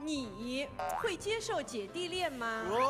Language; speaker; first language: Chinese; native; Chinese